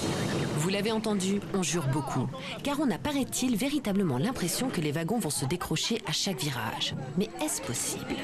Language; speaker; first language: French; native; French